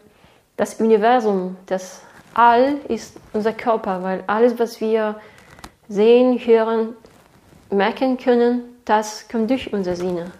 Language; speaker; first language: German; non-native, fluent; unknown